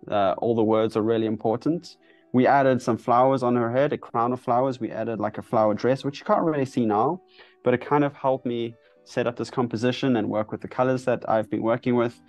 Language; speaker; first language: English; native; English